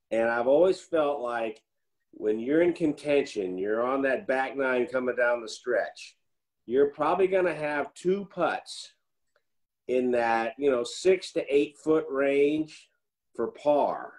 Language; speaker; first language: English; native; English